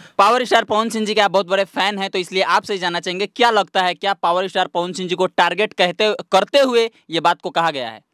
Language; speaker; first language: Hindi; native; Hindi